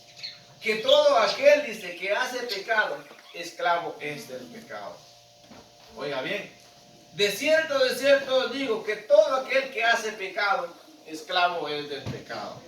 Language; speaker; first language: Spanish; native; Spanish